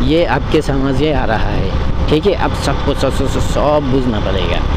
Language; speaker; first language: Hindi; non-native, learner; Bangla